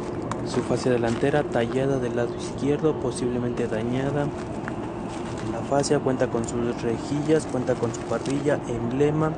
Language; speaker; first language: Spanish; native; Spanish